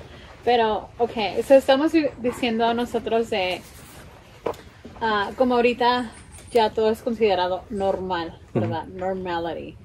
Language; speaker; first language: Spanish; early bilingual, heritage; Spanish